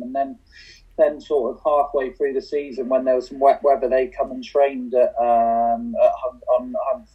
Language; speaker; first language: English; native; English